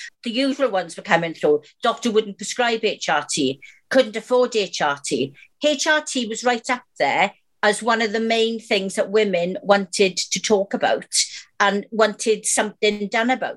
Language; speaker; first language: English; native; English